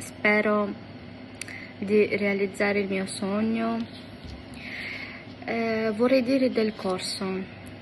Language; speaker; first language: Italian; non-native, fluent; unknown